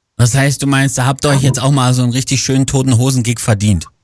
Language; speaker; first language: German; native; German